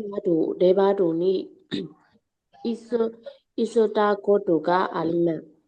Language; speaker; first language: Japanese; non-native, learner; Burmese